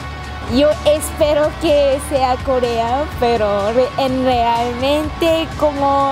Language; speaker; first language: Spanish; non-native, learner; Korean